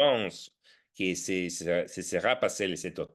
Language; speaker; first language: French; non-native, fluent; Italian